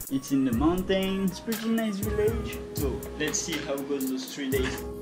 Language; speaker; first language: English; non-native, fluent; French